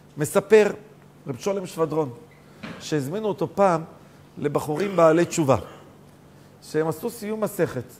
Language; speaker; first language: Hebrew; native; Hebrew